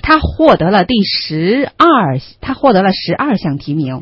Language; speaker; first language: Chinese; native; Chinese